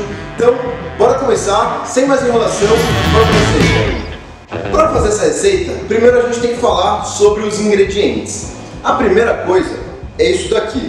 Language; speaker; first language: Portuguese; native; Portuguese